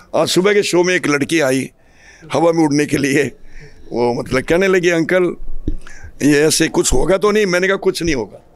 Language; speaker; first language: Hindi; native; Hindi